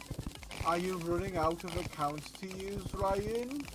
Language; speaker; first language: English; native; English